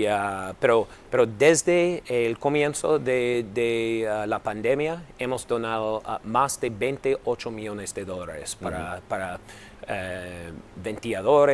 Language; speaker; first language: Spanish; non-native, fluent; English